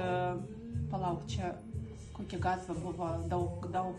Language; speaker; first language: Lithuanian; non-native, learner; Russian